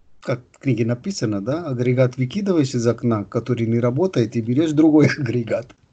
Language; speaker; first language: Russian; non-native, fluent; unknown